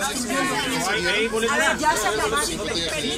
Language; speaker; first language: Spanish; native; Spanish